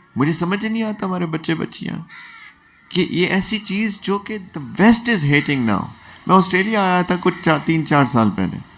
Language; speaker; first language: Urdu; native; Urdu